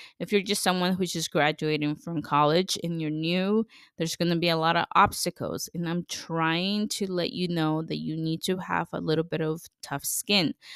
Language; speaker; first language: English; non-native, fluent; Spanish